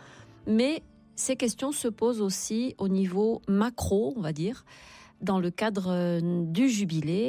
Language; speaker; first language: French; native; French